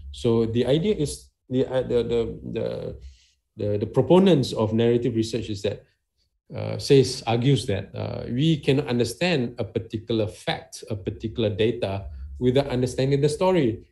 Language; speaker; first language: English; non-native, local second language; Malay